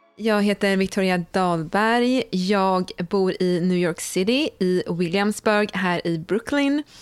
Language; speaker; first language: Swedish; native; Swedish